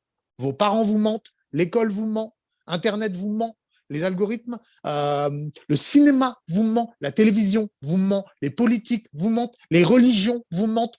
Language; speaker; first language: French; native; French